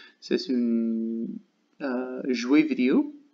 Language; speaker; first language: French; non-native, learner; English